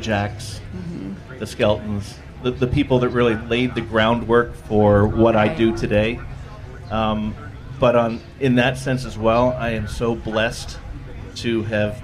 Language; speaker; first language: English; native; English